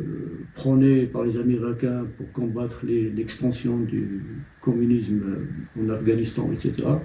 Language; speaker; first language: French; non-native, local second language; Tachelhit